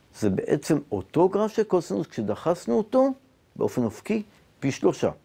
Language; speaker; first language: Hebrew; native; Hebrew